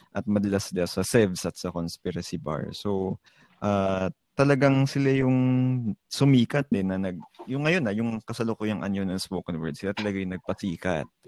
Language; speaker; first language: Filipino; native; Filipino